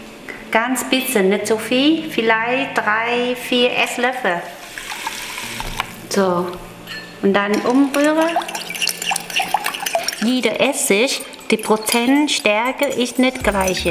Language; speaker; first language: German; non-native, learner; Vietnamese